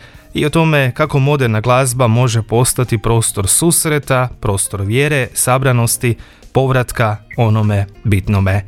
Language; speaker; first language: Croatian; native; Croatian